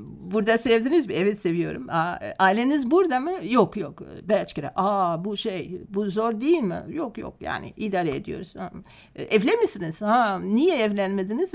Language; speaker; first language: Turkish; non-native, fluent; Dutch